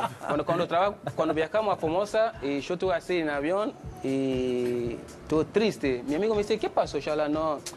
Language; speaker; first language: Spanish; non-native, learner; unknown